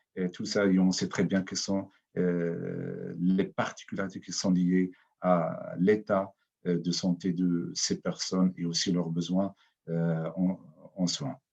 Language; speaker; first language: French; non-native, local second language; Arabic